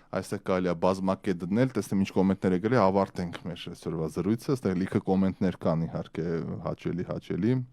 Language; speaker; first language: Armenian; early bilingual, other home language; Russian